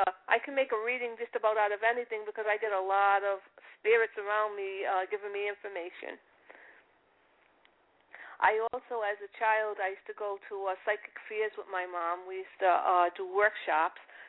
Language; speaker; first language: English; early bilingual, other home language; Italian